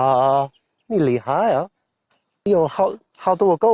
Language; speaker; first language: Chinese; non-native, fluent; English